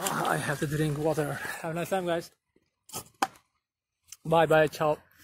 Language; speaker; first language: English; non-native, learner; Turkish